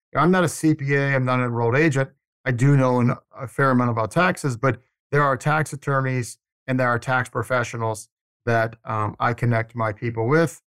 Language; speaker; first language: English; native; English